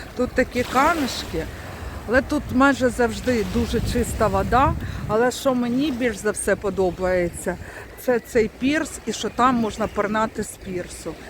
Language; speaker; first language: Ukrainian; native; Ukrainian